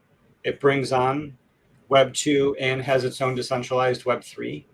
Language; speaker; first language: English; native; English